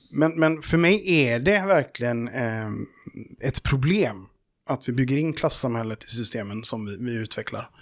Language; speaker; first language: Swedish; native; Swedish